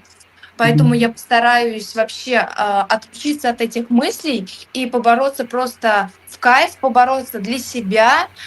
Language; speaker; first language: Russian; native; Russian